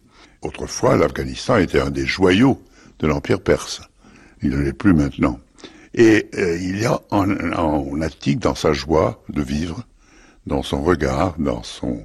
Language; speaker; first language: French; native; French